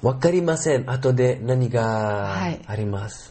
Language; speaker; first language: Japanese; non-native, learner; Arabic